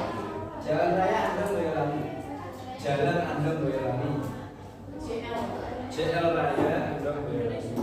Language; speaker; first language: Indonesian; native; Indonesian